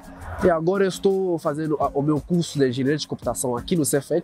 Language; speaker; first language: Portuguese; non-native, fluent; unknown